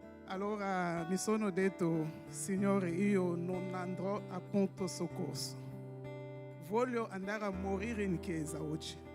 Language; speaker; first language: Italian; non-native, fluent; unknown